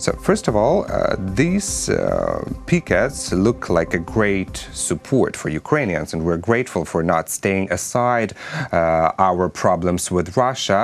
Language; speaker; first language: English; non-native, fluent; Ukrainian